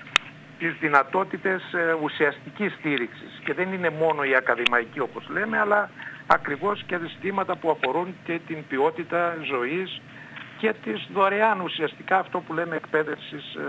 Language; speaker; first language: Greek; native; Greek